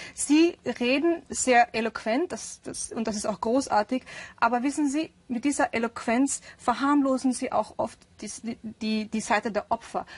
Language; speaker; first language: German; early bilingual, other home language; Urdu